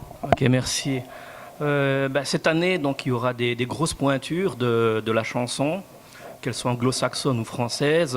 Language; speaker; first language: French; native; French